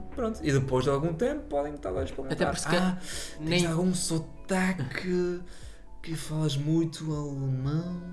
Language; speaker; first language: Portuguese; non-native, fluent; German